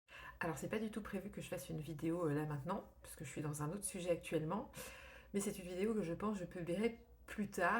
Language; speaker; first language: French; native; French